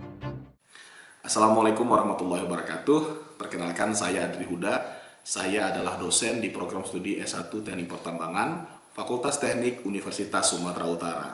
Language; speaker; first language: Indonesian; native; Indonesian